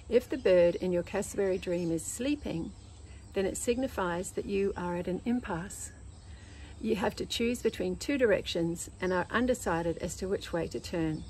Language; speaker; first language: English; native; English